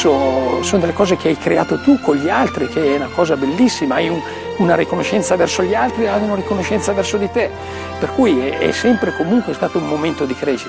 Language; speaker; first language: Italian; native; Italian